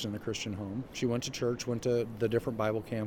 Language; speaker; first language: English; native; English